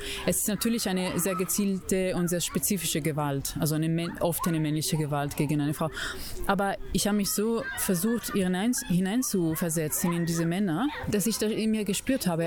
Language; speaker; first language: German; non-native, fluent; Italian